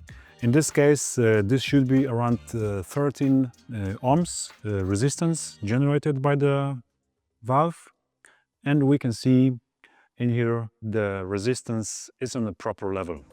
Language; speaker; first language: English; non-native, fluent; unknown